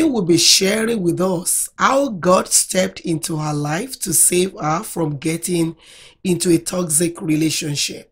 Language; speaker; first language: English; non-native, local second language; Yoruba